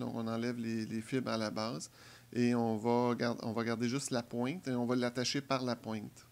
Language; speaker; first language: French; native; French